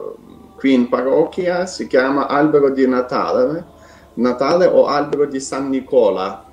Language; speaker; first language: Italian; non-native, fluent; Ukrainian